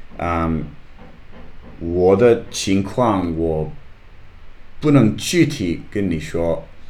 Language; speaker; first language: Chinese; non-native, learner; English